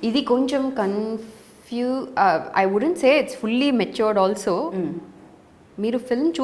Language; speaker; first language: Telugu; non-native, local second language; Tamil